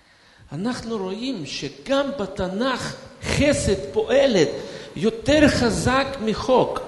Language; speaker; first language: Hebrew; non-native, fluent; Russian